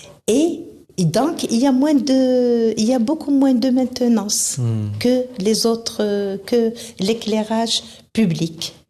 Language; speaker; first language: French; non-native, local second language; Arabic